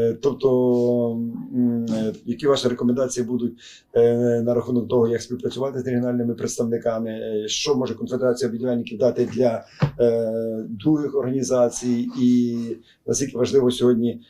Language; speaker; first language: Ukrainian; native; Ukrainian